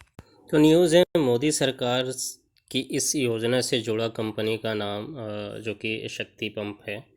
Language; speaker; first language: Hindi; native; Hindi